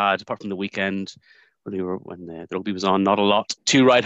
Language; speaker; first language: English; native; English